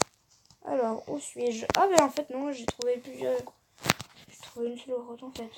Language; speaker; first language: French; native; French